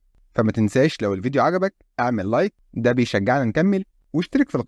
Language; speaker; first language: Arabic; native; Arabic